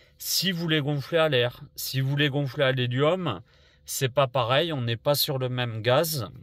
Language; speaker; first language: French; native; French